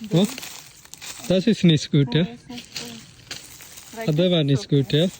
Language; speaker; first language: German; non-native, fluent; Sinhala